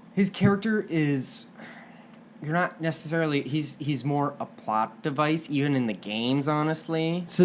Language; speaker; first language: English; native; English